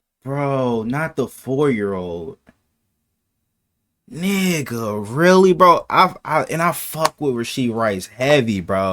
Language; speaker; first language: English; native; English